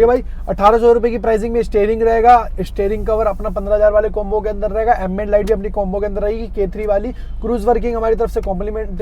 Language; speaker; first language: Hindi; native; Hindi